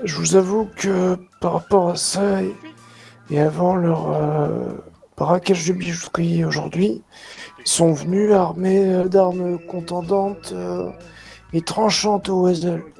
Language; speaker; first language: French; native; French